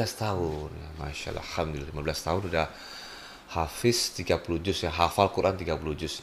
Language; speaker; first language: Indonesian; native; Indonesian